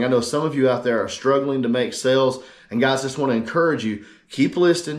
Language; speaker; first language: English; native; English